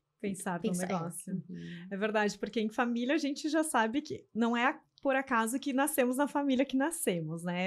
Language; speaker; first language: Portuguese; native; Portuguese